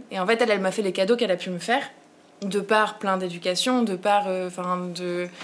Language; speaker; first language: French; native; French